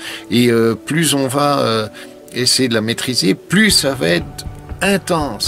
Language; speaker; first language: French; native; French